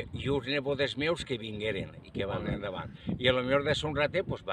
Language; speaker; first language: Catalan; native; Catalan